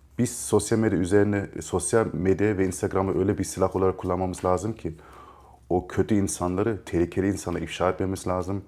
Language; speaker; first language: Turkish; early bilingual, heritage; Turkish